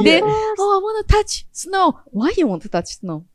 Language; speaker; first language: English; non-native, fluent; Japanese